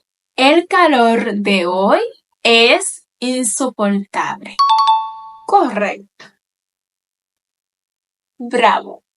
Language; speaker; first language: Spanish; non-native, fluent; Haitian Creole